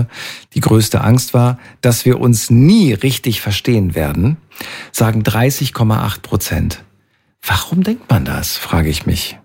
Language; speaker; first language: German; native; German